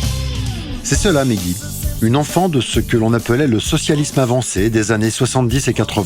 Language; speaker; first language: French; native; French